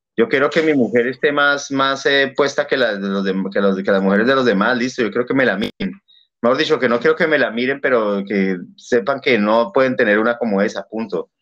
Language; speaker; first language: Spanish; native; Spanish